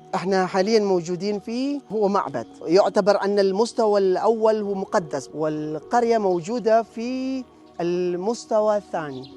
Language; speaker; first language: Arabic; non-native, fluent; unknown